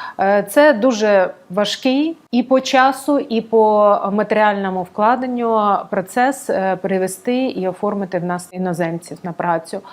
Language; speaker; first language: Ukrainian; non-native, local second language; Russian